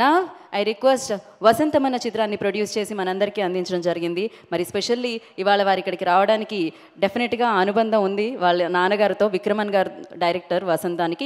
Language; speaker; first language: Telugu; native; Telugu